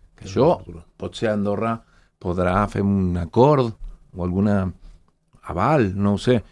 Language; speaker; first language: Catalan; non-native, fluent; Spanish